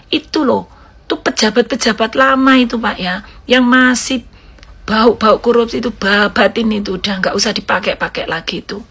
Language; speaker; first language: Indonesian; native; Indonesian